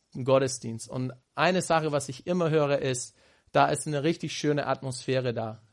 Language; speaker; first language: German; non-native, fluent; English